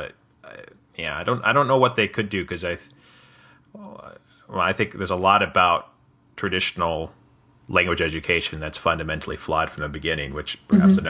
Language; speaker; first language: English; native; English